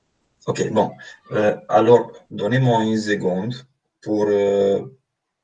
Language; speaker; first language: French; non-native, fluent; Romanian